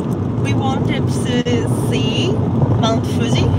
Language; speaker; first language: English; non-native, learner; Japanese